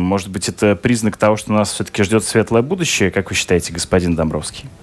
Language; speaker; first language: Russian; native; Russian